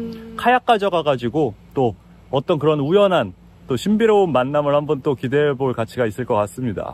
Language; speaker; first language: Korean; native; Korean